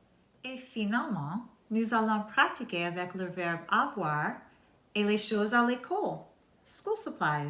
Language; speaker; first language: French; non-native, fluent; English